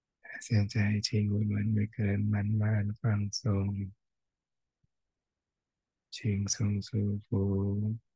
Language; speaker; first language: Chinese; non-native, fluent; Thai